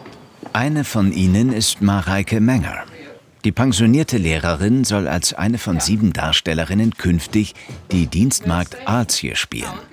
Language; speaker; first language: German; native; German